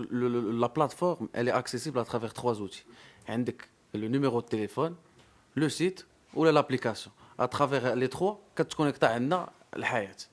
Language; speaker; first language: French; non-native, local second language; Arabic